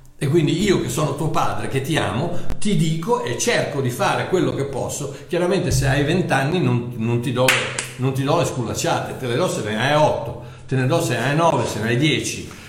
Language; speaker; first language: Italian; non-native, fluent; English